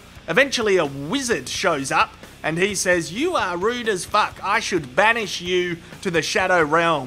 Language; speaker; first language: English; native; English